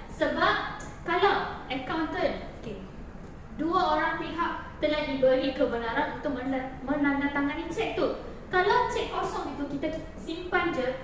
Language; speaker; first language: Malay; non-native, local second language; Tamil